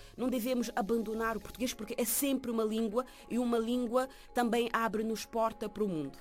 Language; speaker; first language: Portuguese; non-native, local second language; Kabuverdianu